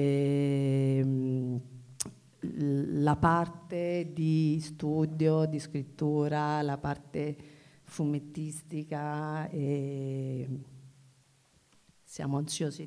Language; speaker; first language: Italian; native; Italian